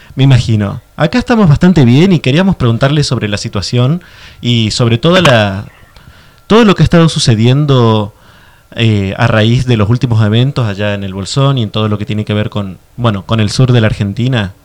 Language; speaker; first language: Spanish; native; Spanish